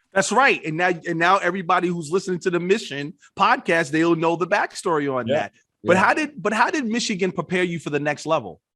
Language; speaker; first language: English; native; English